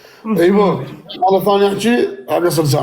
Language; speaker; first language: Arabic; native; Arabic